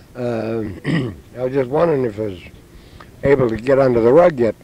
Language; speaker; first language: English; native; English